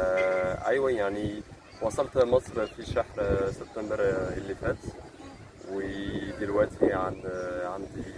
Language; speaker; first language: Arabic; non-native, fluent; French